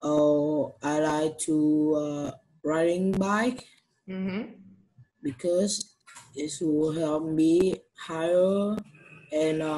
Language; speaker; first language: English; non-native, learner; Vietnamese